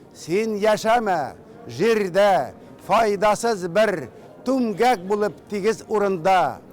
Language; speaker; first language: Tatar; native; Tatar